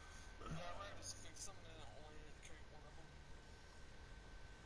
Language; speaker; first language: English; native; English